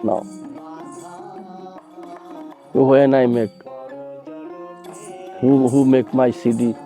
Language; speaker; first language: English; non-native, learner; Bangla